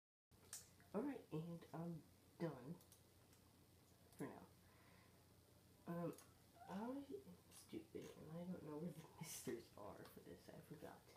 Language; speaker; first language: English; native; English